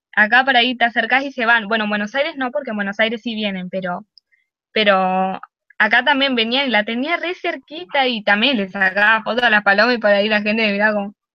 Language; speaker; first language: Spanish; native; Spanish